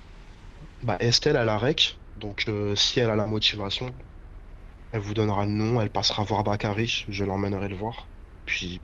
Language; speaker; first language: French; native; French